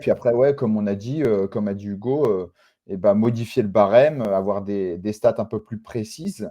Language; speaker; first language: French; native; French